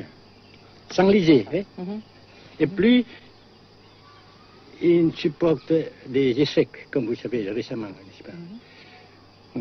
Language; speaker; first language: French; non-native, fluent; Vietnamese